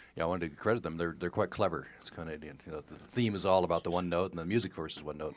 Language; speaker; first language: English; native; English